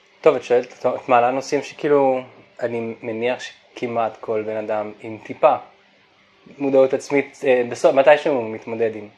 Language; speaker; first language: Hebrew; native; Hebrew